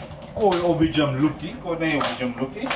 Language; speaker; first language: Bulgarian; non-native, learner; Swahili